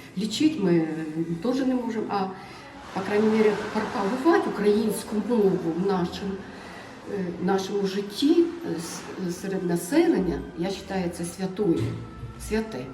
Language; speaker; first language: Ukrainian; non-native, local second language; Russian